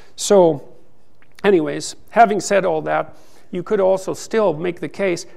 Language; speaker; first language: English; native; English